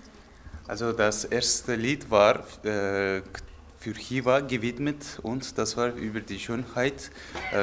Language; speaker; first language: German; non-native, fluent; Uzbek